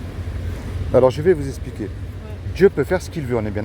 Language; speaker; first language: French; native; French